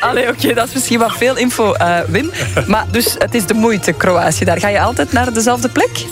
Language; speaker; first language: Dutch; native; Dutch